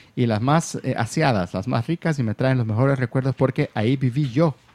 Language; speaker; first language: Spanish; native; Spanish